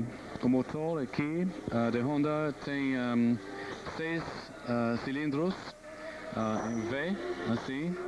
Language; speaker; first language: Portuguese; non-native, learner; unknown